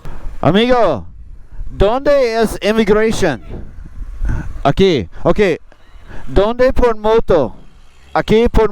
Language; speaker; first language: Spanish; non-native, learner; English